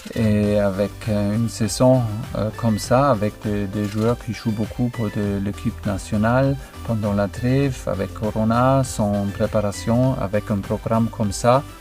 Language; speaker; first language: French; non-native, fluent; German